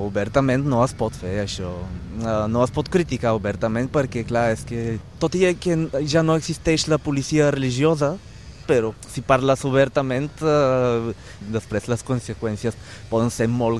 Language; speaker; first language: Catalan; non-native, fluent; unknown